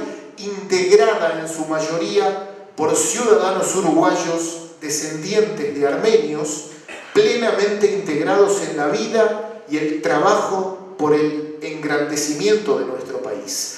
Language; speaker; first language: Spanish; native; Spanish